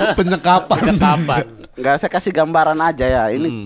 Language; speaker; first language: Indonesian; native; Indonesian